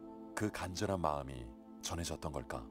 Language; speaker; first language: Korean; native; Korean